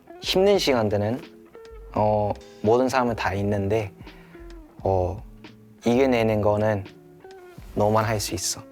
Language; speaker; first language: Korean; early bilingual, heritage; Korean